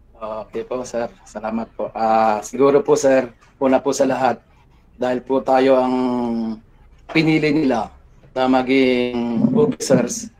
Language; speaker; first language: Filipino; non-native, local second language; Pangasinan